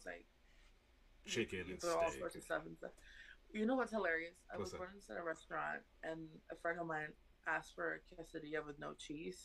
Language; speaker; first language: English; early bilingual, other home language; Spanish